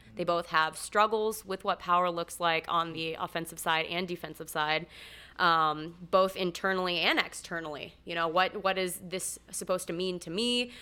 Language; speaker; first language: English; native; English